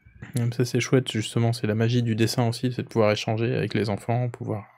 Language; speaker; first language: French; native; French